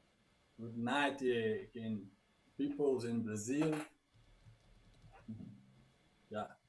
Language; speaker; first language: English; non-native, learner; Portuguese